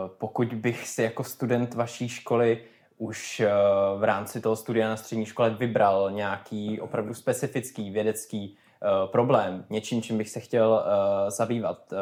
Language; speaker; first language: Czech; native; Czech